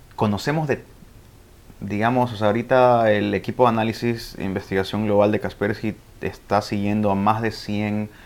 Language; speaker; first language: Spanish; early bilingual, heritage; Spanish